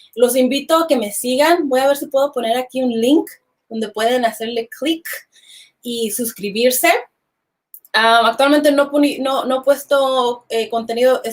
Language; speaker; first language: Spanish; early bilingual, heritage; Spanish